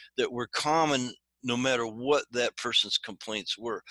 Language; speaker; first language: English; native; English